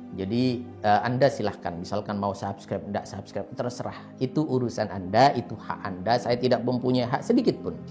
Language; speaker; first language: Indonesian; non-native, local second language; Madurese